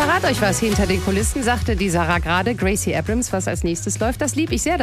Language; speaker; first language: German; native; German